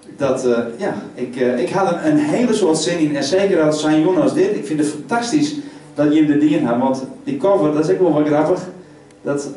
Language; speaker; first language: Dutch; non-native, local second language; Western Frisian